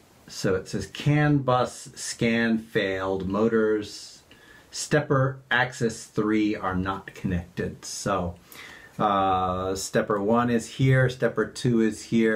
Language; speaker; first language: English; native; English